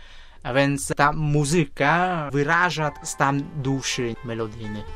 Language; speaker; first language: Polish; non-native, fluent; Vietnamese